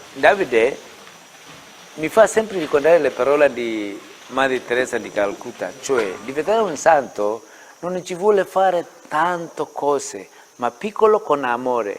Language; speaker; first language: Italian; non-native, fluent; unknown